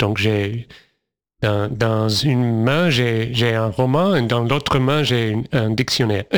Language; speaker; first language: French; non-native, fluent; English